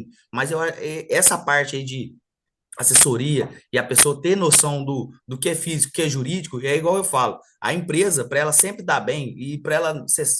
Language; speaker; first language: Portuguese; native; Portuguese